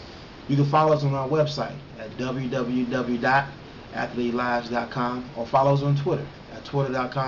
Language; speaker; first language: English; native; English